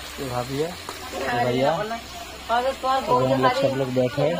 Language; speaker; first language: Hindi; non-native, local second language; Odia